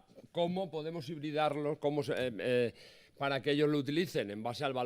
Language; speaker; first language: Spanish; native; Spanish